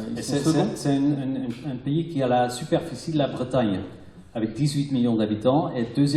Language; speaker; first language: French; non-native, fluent; Dutch